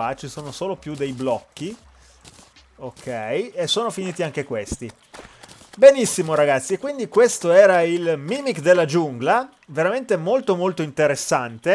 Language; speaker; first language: Italian; native; Italian